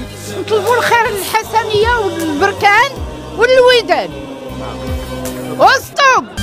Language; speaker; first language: Arabic; native; Arabic